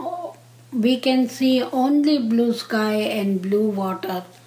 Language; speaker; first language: English; non-native, local second language; Gujarati